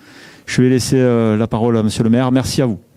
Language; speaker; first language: French; native; French